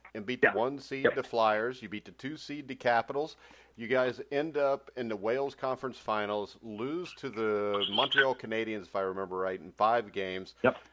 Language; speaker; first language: English; native; English